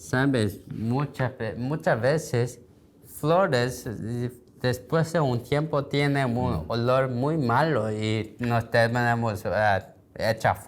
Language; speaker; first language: Spanish; non-native, learner; Korean